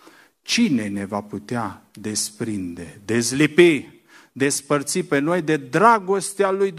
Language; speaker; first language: Romanian; native; Romanian